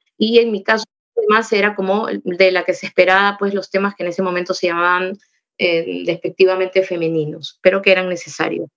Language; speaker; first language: Spanish; native; Spanish